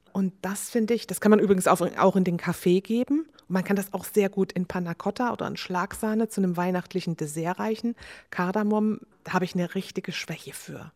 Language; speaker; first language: German; native; German